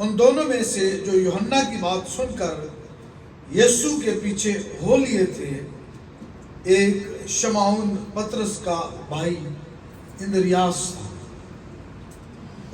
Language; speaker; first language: Urdu; native; Urdu